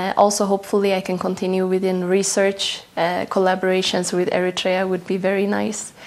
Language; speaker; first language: English; non-native, fluent; Tigrinya